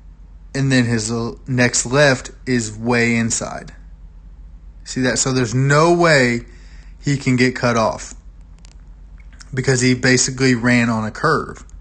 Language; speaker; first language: English; native; English